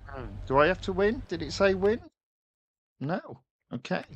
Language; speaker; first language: English; native; English